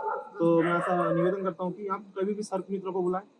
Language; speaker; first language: Hindi; non-native, local second language; Marathi